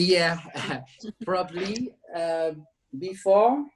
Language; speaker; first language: English; non-native, learner; French